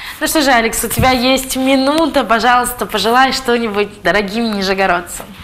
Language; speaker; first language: Russian; native; Russian